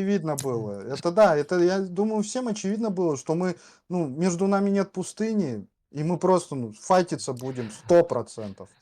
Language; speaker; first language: Russian; native; Russian